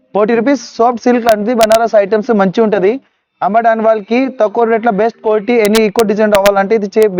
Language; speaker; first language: Telugu; non-native, local second language; Urdu